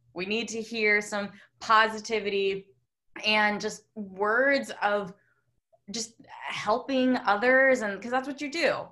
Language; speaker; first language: English; native; English